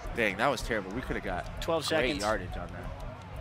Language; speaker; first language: English; native; English